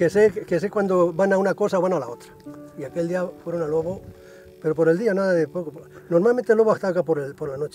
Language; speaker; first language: Spanish; native; Spanish